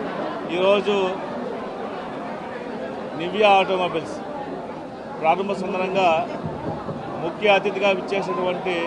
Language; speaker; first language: Telugu; native; Telugu